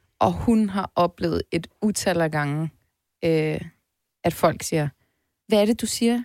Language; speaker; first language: Danish; early bilingual, other home language; Turkish